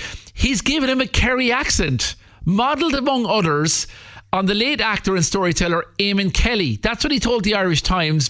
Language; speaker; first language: English; native; English